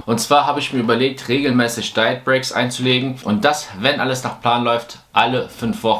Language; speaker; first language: German; native; German